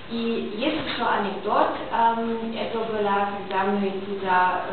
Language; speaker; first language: Russian; non-native, fluent; German